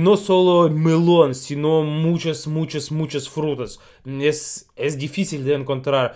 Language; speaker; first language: Spanish; non-native, learner; Russian